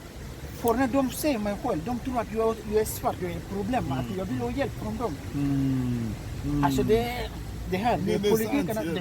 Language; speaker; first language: Swedish; early bilingual, other home language; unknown